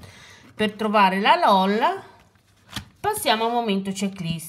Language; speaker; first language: Italian; native; Italian